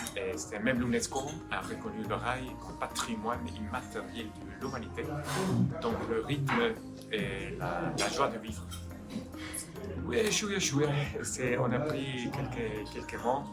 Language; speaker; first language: French; non-native, fluent; Spanish